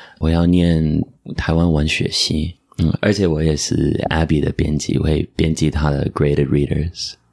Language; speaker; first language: Chinese; non-native, fluent; English